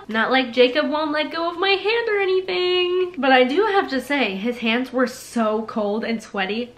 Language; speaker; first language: English; native; English